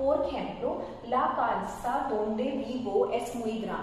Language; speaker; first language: Spanish; non-native, fluent; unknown